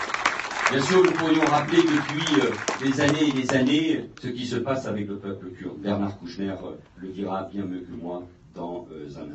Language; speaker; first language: French; native; French